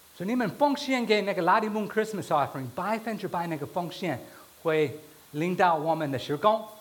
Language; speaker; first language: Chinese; non-native, fluent; English